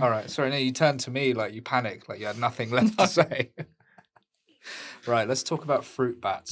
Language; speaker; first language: English; native; English